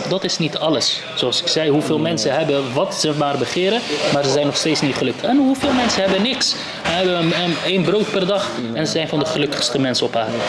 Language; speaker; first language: Dutch; early bilingual, other home language; Arabic